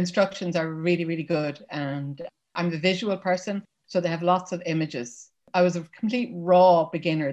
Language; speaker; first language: English; native; English